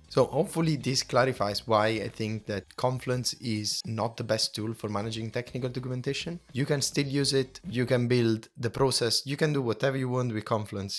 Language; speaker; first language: English; non-native, fluent; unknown